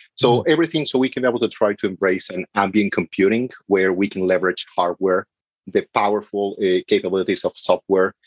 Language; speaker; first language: English; non-native, fluent; Spanish